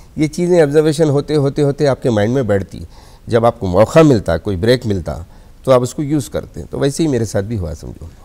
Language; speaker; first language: Hindi; native; Hindi